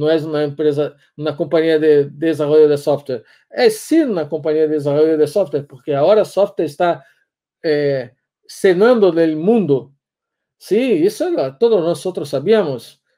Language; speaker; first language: Spanish; non-native, learner; Portuguese